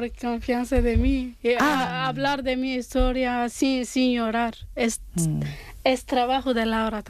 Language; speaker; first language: Spanish; non-native, learner; Arabic